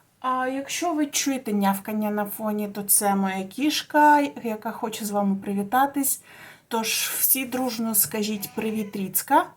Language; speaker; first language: Ukrainian; non-native, local second language; Russian